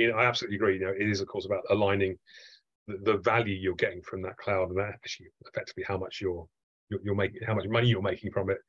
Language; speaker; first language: English; native; English